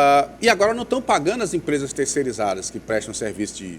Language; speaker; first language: Portuguese; native; Portuguese